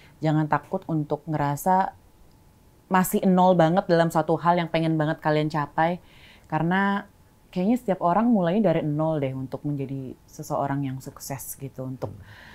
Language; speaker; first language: Indonesian; native; Indonesian